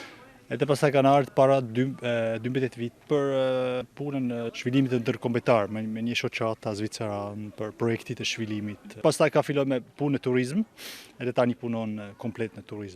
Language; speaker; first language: Albanian; non-native, learner; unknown